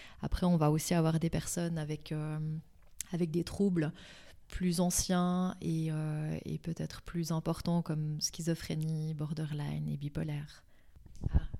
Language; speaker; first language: French; native; French